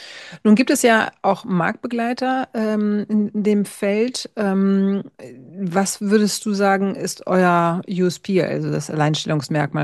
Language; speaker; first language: German; native; German